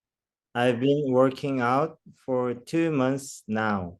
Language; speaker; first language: English; non-native, learner; Korean